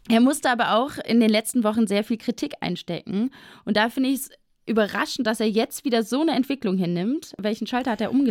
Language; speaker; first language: German; native; German